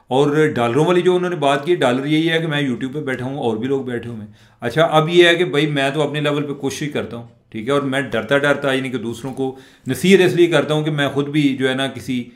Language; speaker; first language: Urdu; non-native, local second language; Punjabi